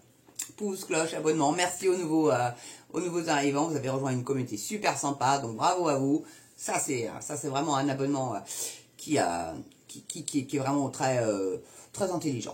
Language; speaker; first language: French; native; French